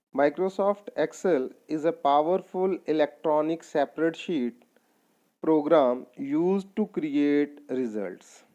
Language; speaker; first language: English; non-native, local second language; Punjabi